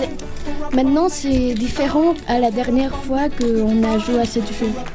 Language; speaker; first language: French; early bilingual, heritage; French